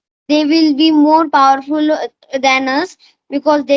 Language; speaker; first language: English; non-native, learner; Marathi